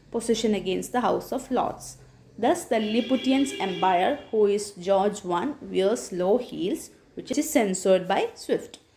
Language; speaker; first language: English; non-native, local second language; Malayalam